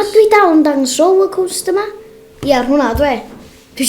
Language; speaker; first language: Welsh; native; Welsh